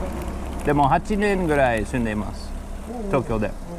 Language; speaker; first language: Japanese; non-native, learner; English